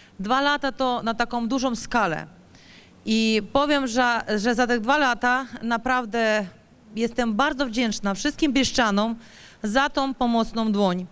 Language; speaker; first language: Polish; non-native, fluent; Ukrainian